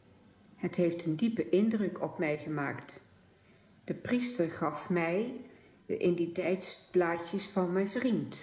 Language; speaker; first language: Dutch; native; Dutch